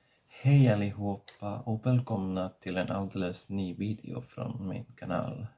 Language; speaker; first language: Swedish; non-native, fluent; Catalan